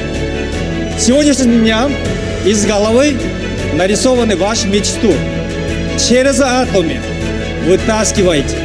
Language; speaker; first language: Russian; non-native, learner; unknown